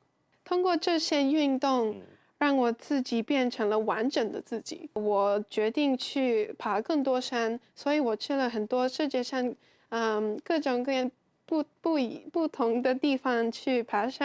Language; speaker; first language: Chinese; non-native, fluent; Japanese